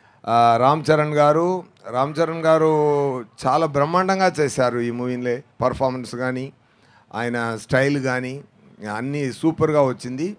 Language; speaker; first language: Telugu; non-native, fluent; Tamil